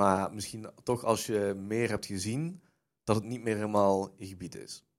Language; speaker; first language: Dutch; native; Dutch